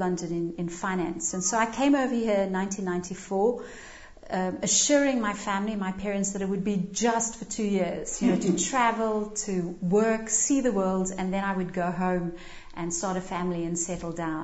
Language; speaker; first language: English; native; English